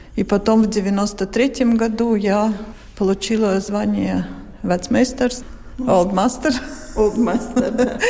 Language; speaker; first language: Russian; non-native, local second language; Latvian